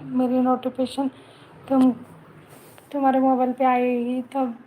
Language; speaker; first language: Hindi; non-native, local second language; Marathi